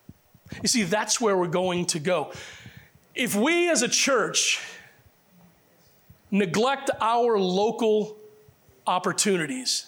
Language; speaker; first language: English; native; English